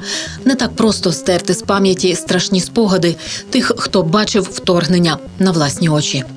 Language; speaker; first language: Ukrainian; native; Ukrainian